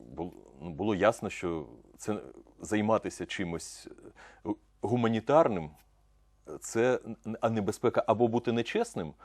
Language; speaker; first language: Ukrainian; non-native, local second language; Russian